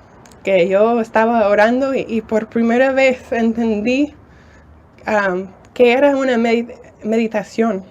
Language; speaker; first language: Spanish; non-native, fluent; English